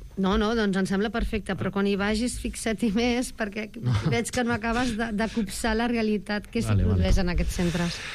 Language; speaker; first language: Catalan; native; Catalan